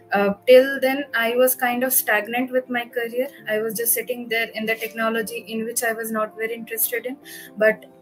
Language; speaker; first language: English; non-native, local second language; Odia